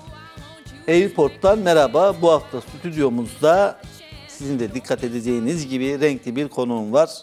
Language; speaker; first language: Turkish; native; Turkish